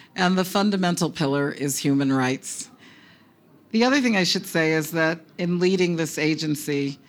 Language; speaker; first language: English; early bilingual, other home language; Spanish